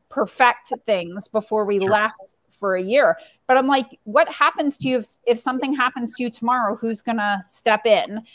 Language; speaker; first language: English; native; English